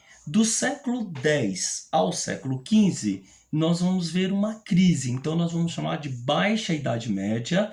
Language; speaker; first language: Portuguese; native; Portuguese